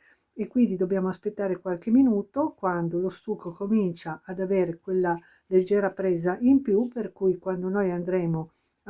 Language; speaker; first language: Italian; native; Italian